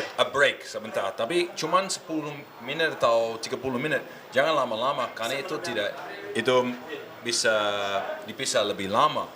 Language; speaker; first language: Indonesian; non-native, learner; English